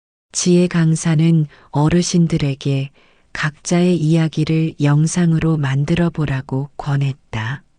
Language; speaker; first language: Korean; native; Korean